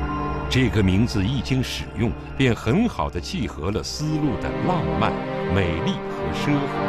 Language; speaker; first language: Chinese; native; Chinese